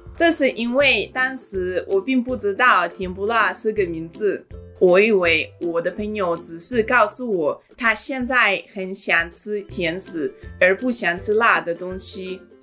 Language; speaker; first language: Chinese; non-native, fluent; Russian